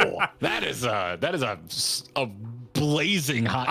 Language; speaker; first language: English; native; English